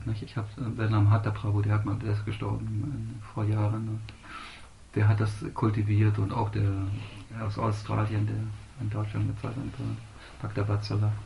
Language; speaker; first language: German; native; German